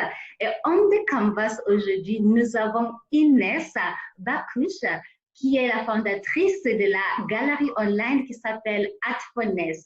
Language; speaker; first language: French; non-native, fluent; English